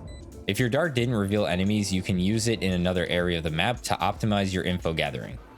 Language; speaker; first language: English; native; English